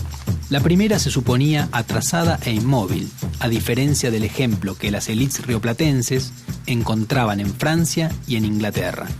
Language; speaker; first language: Spanish; native; Spanish